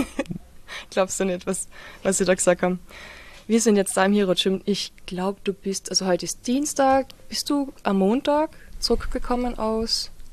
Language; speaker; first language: German; native; German